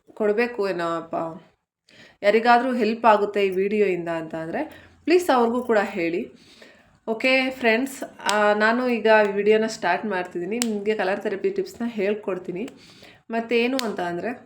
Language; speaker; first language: Kannada; native; Kannada